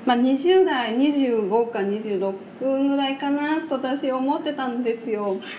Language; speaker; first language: Japanese; non-native, fluent; Vietnamese